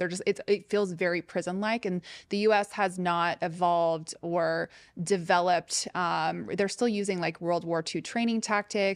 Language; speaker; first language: English; native; English